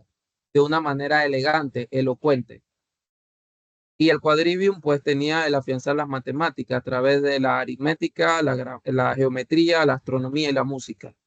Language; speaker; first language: Spanish; native; Spanish